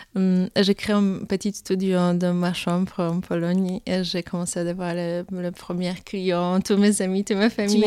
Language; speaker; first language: French; non-native, fluent; Polish